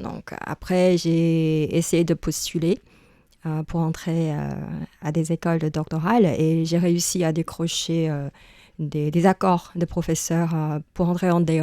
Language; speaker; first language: French; non-native, fluent; Chinese